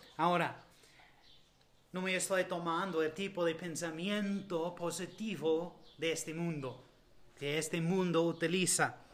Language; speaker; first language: Spanish; non-native, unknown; English